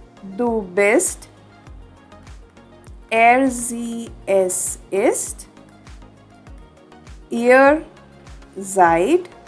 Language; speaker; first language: German; non-native, fluent; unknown